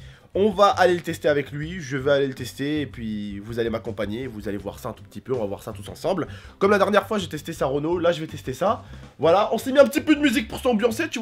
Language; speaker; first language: French; native; French